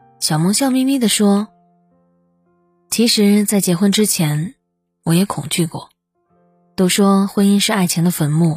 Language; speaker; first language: Chinese; native; Chinese